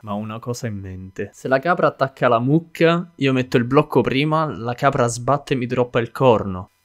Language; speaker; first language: Italian; native; Italian